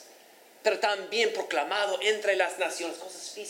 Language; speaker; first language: Spanish; non-native, fluent; English